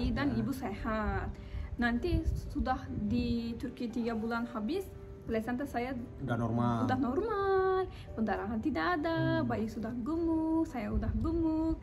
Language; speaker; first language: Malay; non-native, learner; Turkish